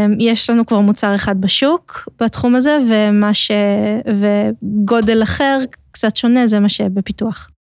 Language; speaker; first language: Hebrew; native; Hebrew